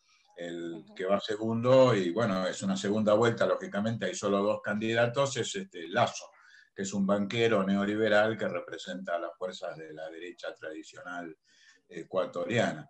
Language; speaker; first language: Spanish; native; Spanish